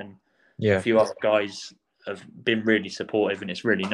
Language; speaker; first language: English; native; English